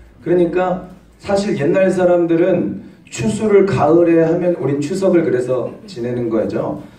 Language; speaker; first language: Korean; native; Korean